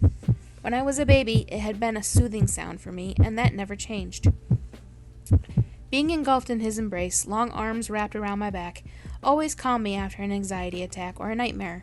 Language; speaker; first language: English; native; English